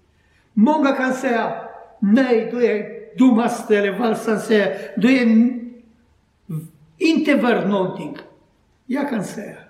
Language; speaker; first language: Swedish; non-native, learner; Croatian